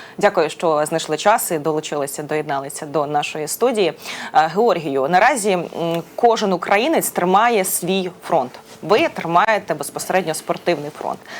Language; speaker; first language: Ukrainian; native; Ukrainian